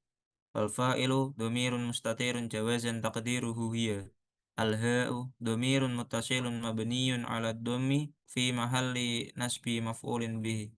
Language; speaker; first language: Arabic; non-native, learner; Indonesian